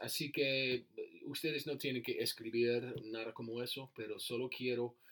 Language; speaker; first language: Spanish; non-native, learner; English